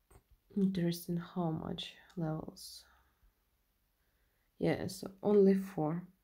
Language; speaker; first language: English; non-native, learner; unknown